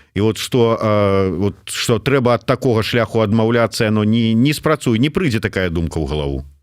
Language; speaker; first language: Belarusian; native; Belarusian